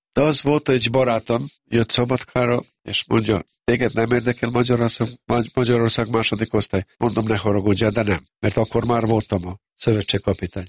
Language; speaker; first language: Hungarian; non-native, fluent; Serbian